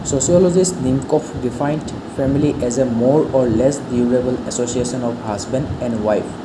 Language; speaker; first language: English; non-native, local second language; Assamese